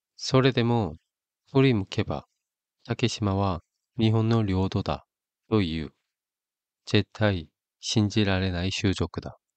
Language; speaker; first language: Japanese; non-native, fluent; Korean